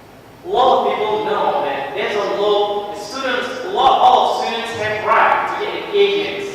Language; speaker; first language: English; non-native, learner; Indonesian